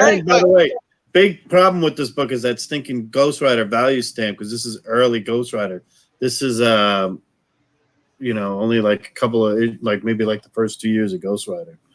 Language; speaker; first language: English; native; English